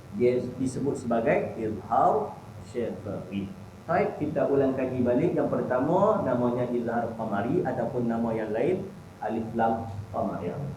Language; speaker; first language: Malay; native; Malay